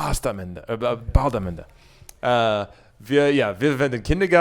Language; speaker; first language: German; non-native, learner; English